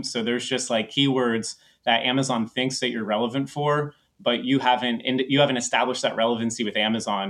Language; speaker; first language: English; native; English